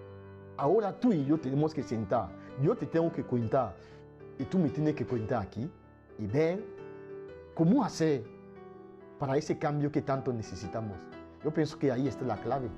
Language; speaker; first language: Spanish; non-native, fluent; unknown